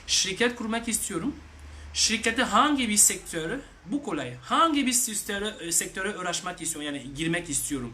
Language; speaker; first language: Turkish; non-native, learner; French